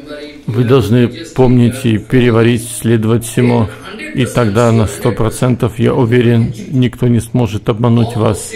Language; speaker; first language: Russian; native; Russian